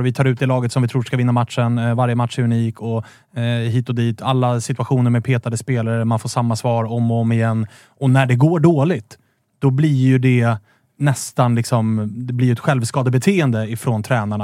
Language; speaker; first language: Swedish; native; Swedish